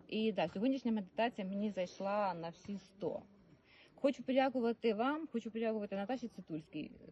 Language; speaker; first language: Ukrainian; native; Ukrainian